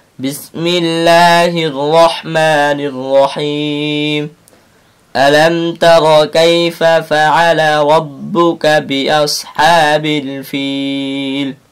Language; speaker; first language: Arabic; non-native, learner; Bangla